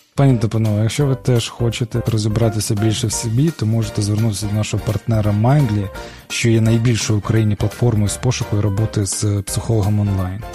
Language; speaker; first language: Ukrainian; non-native, local second language; Crimean Tatar